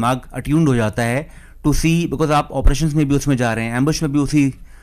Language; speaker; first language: Hindi; native; Hindi